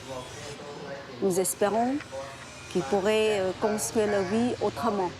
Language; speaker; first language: French; non-native, fluent; Khmer